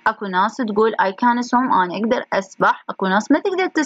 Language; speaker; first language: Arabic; native; Arabic